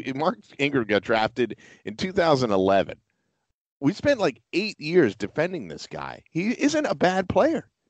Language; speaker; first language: English; native; English